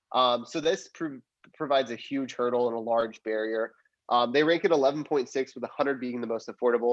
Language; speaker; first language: English; native; English